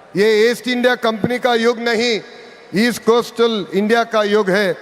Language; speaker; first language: Hindi; non-native, local second language; Telugu